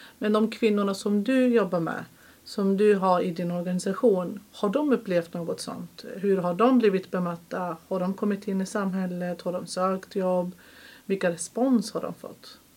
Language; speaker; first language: Swedish; early bilingual, other home language; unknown